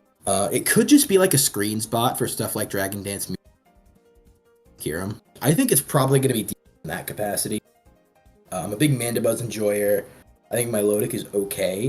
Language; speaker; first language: English; native; English